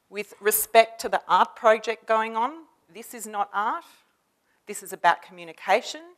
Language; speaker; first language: English; native; English